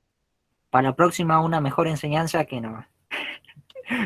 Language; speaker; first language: Spanish; native; Spanish